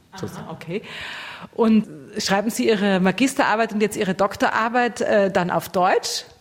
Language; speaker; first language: German; native; German